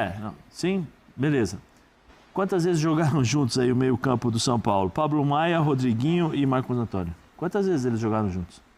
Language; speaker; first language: Portuguese; native; Portuguese